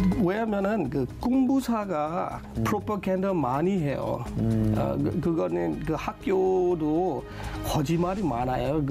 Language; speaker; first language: Korean; non-native, learner; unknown